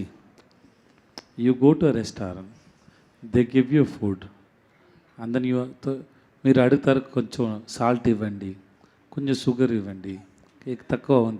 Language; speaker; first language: Telugu; non-native, learner; Tamil